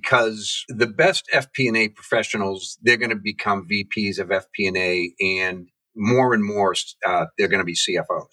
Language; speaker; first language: English; native; English